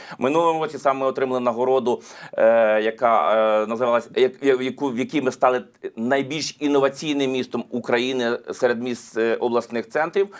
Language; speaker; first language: Ukrainian; native; Ukrainian